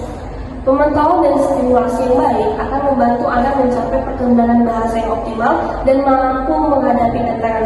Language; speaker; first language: Indonesian; native; Indonesian